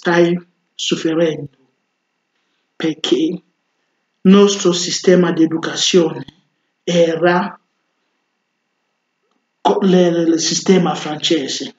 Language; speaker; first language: Italian; non-native, fluent; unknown